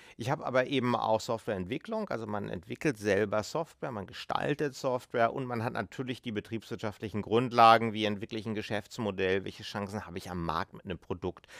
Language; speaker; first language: German; native; German